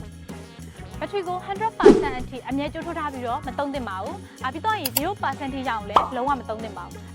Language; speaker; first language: Burmese; native; Burmese